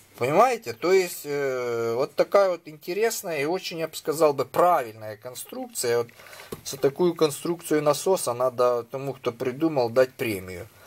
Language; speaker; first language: Russian; non-native, local second language; Ukrainian